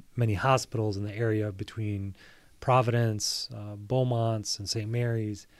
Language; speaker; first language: English; native; English